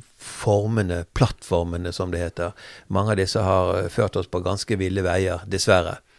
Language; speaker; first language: Norwegian; native; Norwegian